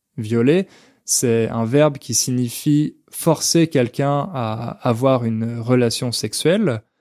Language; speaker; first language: French; native; French